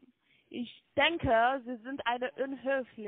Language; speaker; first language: German; non-native, fluent; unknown